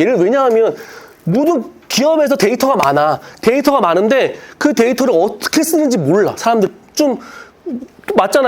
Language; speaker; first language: Korean; native; Korean